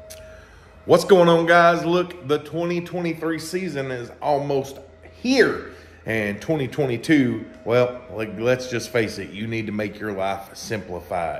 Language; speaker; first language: English; native; English